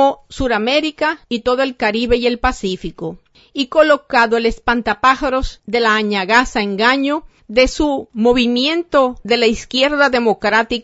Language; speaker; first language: Spanish; native; Spanish